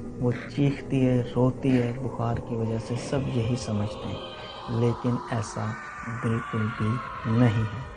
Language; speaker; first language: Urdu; non-native, local second language; Punjabi